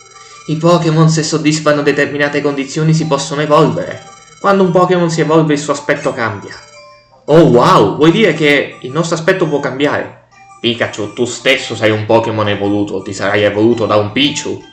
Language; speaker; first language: Italian; native; Italian